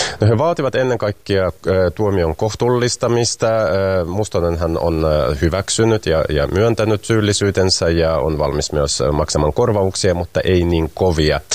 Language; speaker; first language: Finnish; non-native, fluent; Russian